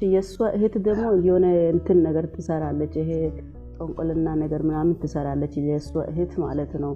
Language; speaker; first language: Amharic; non-native, local second language; Wolaytta